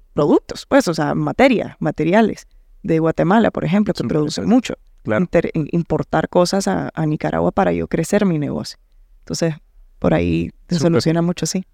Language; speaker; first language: Spanish; native; Spanish